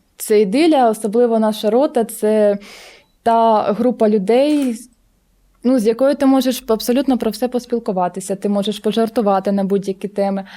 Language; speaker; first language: Ukrainian; non-native, local second language; Russian